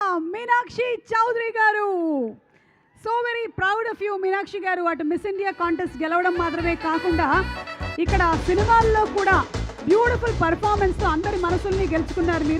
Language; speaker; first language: Telugu; native; Telugu